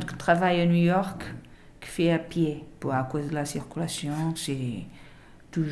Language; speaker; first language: French; non-native, learner; Portuguese